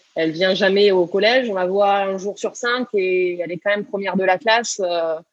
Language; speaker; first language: French; native; French